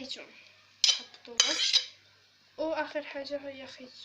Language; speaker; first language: Arabic; native; Arabic